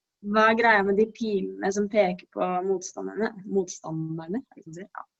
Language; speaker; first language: Norwegian; native; Norwegian